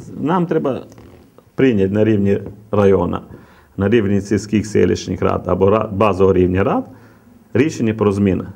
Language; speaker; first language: Ukrainian; non-native, local second language; Romanian